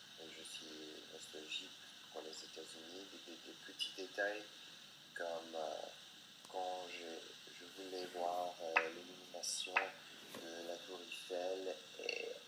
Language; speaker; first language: French; non-native, learner; English